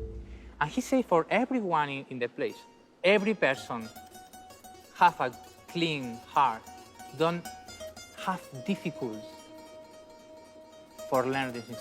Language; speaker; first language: English; non-native, learner; Spanish